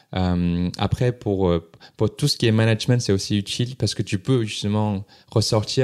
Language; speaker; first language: French; non-native, fluent; Cantonese